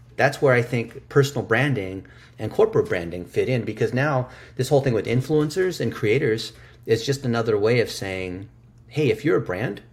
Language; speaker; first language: English; early bilingual, other home language; Chinese